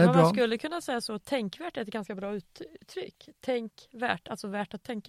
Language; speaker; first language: Swedish; native; Swedish